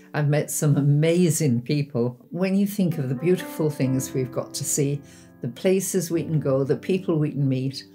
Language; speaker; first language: English; native; English